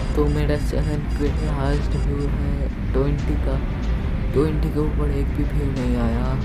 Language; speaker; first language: Hindi; non-native, fluent; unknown